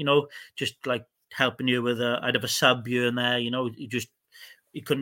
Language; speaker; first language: English; native; English